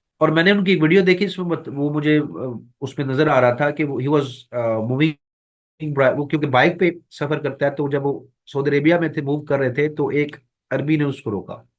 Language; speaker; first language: Urdu; non-native, local second language; Punjabi